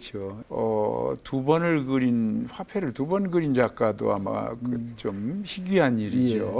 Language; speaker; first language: Korean; native; Korean